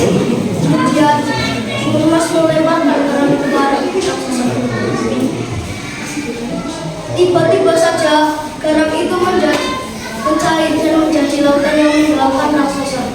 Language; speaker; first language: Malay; non-native, local second language; Javanese